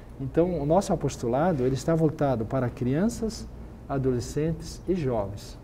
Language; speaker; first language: Portuguese; native; Portuguese